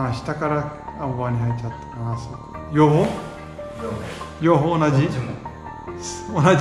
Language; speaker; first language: Japanese; non-native, fluent; Portuguese